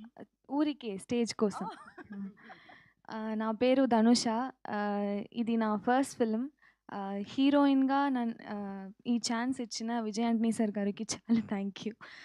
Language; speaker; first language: Telugu; non-native, local second language; Tamil